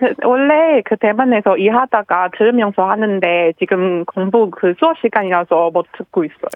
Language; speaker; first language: Korean; non-native, learner; Chinese